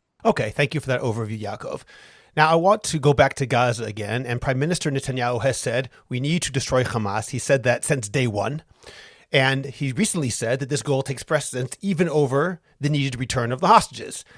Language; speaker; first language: English; native; English